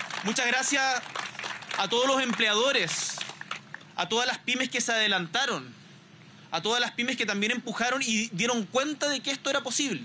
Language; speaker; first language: Spanish; native; Spanish